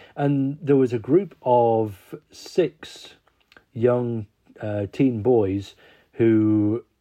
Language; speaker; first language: English; native; English